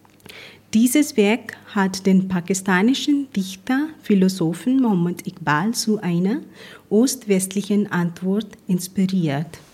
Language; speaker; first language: German; non-native, fluent; Punjabi